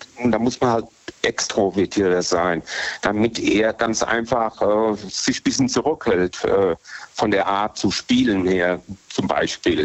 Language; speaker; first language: German; native; German